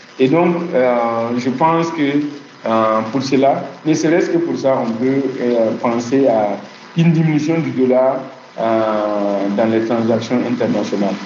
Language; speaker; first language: French; non-native, local second language; Mossi